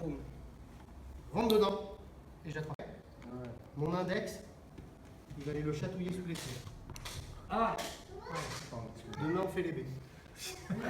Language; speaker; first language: French; native; French